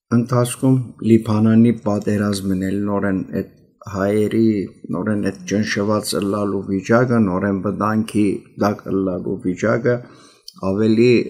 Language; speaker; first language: Armenian; early bilingual, heritage; Armenian